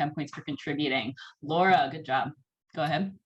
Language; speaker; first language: English; native; English